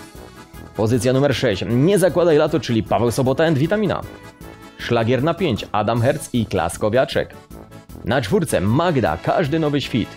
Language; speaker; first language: Polish; native; Polish